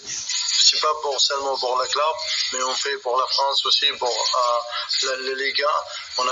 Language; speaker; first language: French; non-native, learner; Arabic